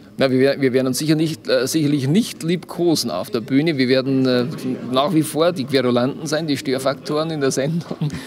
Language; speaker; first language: German; native; German